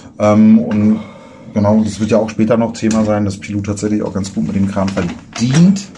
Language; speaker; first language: German; native; German